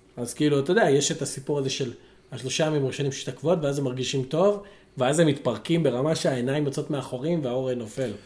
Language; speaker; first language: Hebrew; native; Hebrew